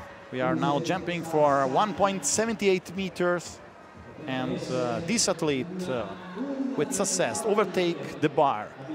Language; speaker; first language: English; non-native, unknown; Italian